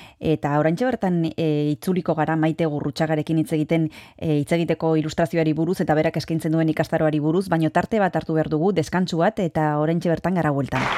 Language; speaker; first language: Basque; native; Basque